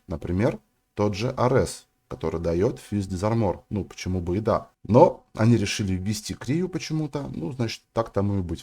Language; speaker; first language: Russian; native; Russian